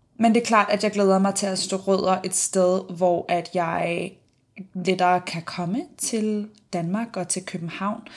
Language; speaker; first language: Danish; native; Danish